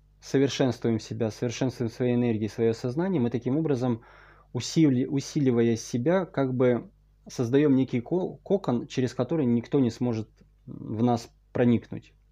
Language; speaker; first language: Russian; native; Russian